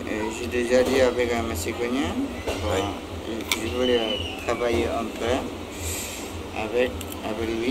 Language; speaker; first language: French; non-native, local second language; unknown